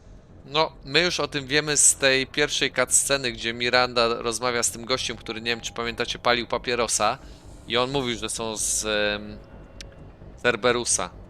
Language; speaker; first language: Polish; native; Polish